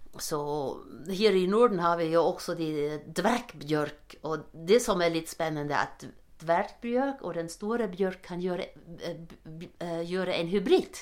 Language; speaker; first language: Norwegian; non-native, fluent; German